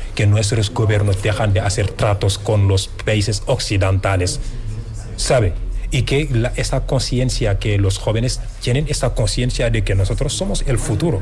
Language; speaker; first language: Spanish; non-native, fluent; Wolof